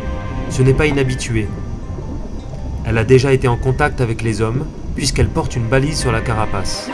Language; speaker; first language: French; native; French